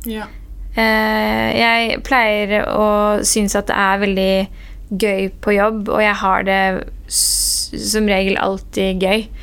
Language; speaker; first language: Norwegian; early bilingual, other home language; Persian